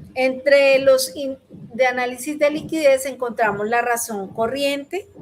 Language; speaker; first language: Spanish; native; Spanish